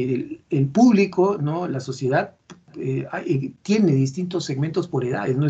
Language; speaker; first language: Spanish; native; Spanish